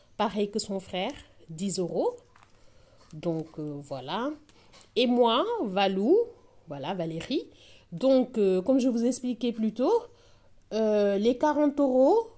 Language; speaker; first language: French; non-native, local second language; Wolof